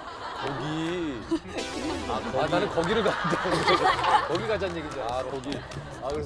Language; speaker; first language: Korean; native; Korean